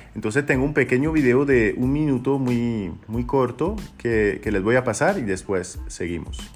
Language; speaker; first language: Spanish; non-native, fluent; French